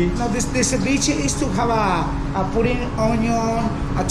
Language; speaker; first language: English; non-native, learner; Spanish